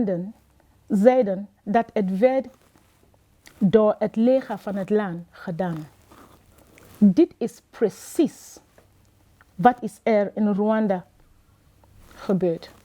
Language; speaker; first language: Dutch; non-native, fluent; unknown